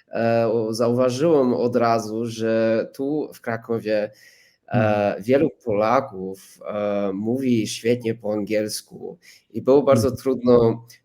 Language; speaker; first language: Polish; non-native, fluent; English